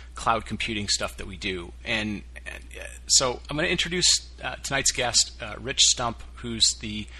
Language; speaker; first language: English; native; English